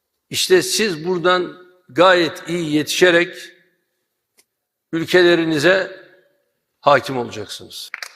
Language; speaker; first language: Turkish; native; Turkish